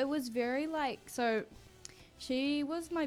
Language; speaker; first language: English; native; English